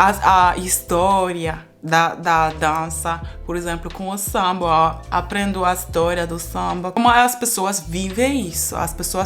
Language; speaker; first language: Portuguese; non-native, fluent; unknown